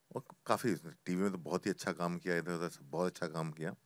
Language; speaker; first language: Hindi; native; Hindi